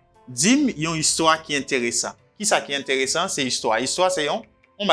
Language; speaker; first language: French; non-native, local second language; Haitian Creole